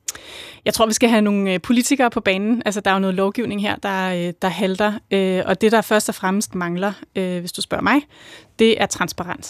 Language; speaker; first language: Danish; native; Danish